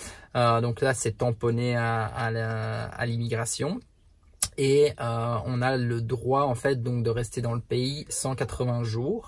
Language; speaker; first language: French; native; French